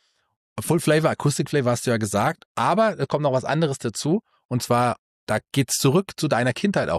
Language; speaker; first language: German; native; German